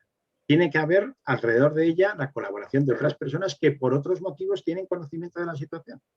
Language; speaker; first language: Spanish; native; Spanish